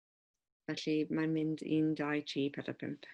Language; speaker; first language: Welsh; non-native, local second language; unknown